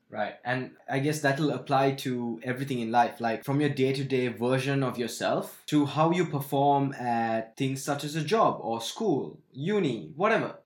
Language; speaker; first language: English; non-native, local second language; Sinhala